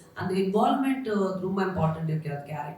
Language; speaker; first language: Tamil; non-native, learner; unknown